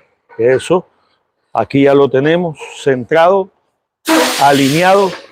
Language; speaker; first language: Spanish; native; Spanish